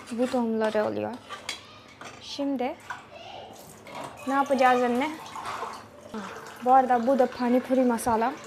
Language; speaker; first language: Turkish; non-native, learner; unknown